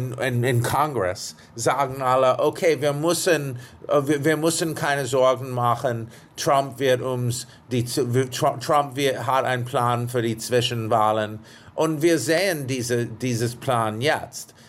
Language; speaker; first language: German; non-native, fluent; English